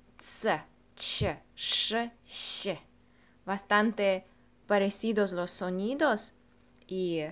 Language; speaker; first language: Spanish; non-native, fluent; Russian